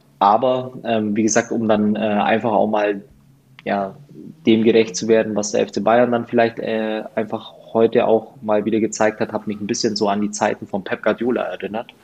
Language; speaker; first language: German; native; German